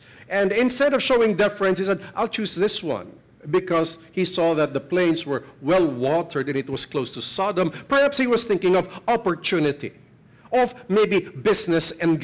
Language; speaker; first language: English; non-native, local second language; Filipino